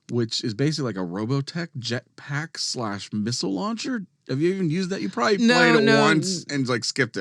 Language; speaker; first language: English; native; English